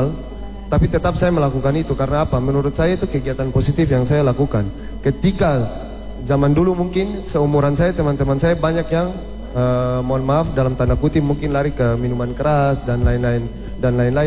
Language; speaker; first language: Indonesian; native; Indonesian